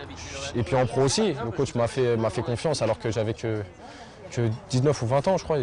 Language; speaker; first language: French; native; French